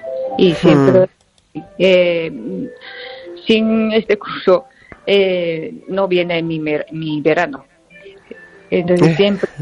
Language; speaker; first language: Spanish; non-native, learner; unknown